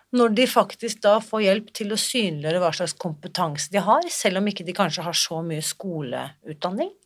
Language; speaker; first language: Norwegian; native; Norwegian